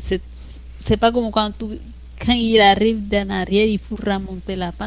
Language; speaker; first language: French; non-native, fluent; Spanish